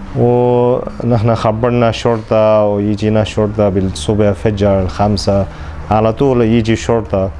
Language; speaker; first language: Arabic; non-native, learner; Chinese